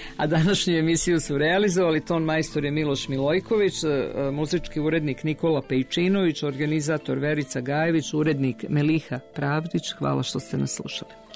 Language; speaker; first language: Serbian; native; Serbian